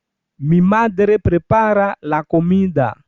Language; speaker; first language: Spanish; non-native, fluent; Haitian Creole